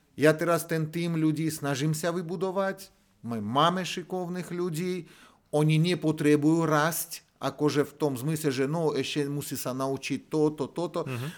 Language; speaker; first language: Slovak; non-native, fluent; Russian